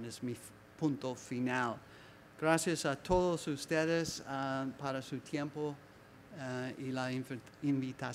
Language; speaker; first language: Spanish; non-native, learner; English